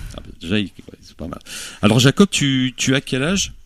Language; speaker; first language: French; native; French